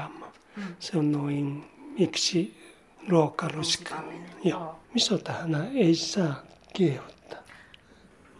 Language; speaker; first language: Finnish; non-native, learner; Japanese